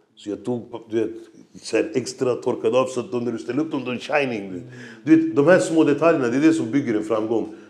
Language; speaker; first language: Swedish; native; Swedish